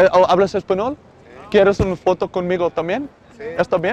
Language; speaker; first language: Spanish; non-native, learner; Dutch